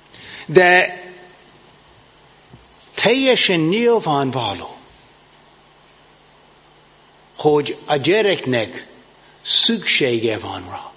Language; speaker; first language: Hungarian; non-native, learner; English